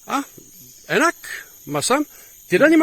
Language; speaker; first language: Indonesian; non-native, learner; German